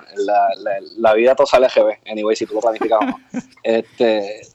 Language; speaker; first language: Spanish; native; Spanish